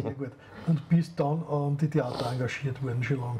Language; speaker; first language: German; native; German